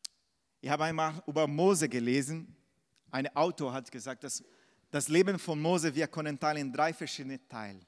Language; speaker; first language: German; non-native, fluent; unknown